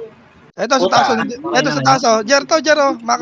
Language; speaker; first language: Filipino; native; Filipino